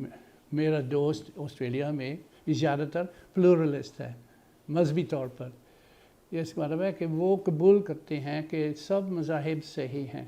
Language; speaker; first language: Hindi; non-native, fluent; English